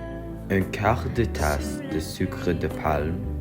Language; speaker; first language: French; non-native, learner; English